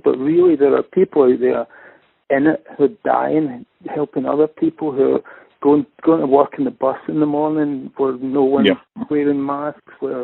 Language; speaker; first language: English; native; English